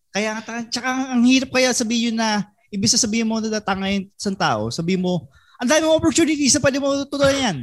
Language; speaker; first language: Filipino; native; Filipino